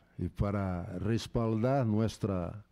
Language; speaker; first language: Spanish; non-native, fluent; Portuguese